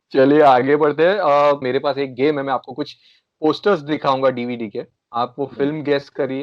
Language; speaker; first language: Hindi; native; Hindi